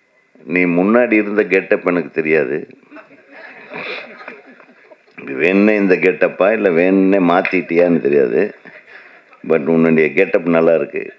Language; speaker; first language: Tamil; native; Tamil